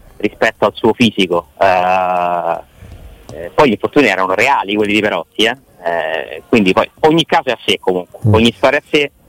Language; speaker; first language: Italian; native; Italian